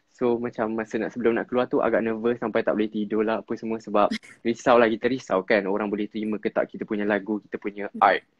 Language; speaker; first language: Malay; non-native, local second language; Min Nan Chinese